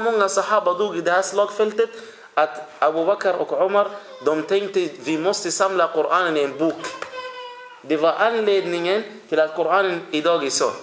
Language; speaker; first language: Swedish; early bilingual, other home language; Arabic